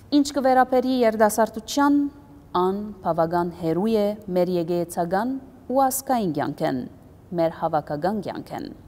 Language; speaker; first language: Armenian; early bilingual, heritage; Armenian